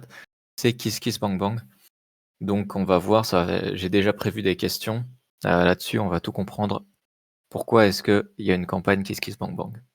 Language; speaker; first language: French; native; French